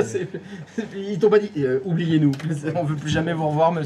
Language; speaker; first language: French; native; French